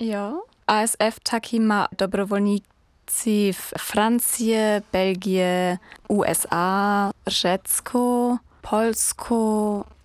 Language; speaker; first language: Czech; non-native, learner; German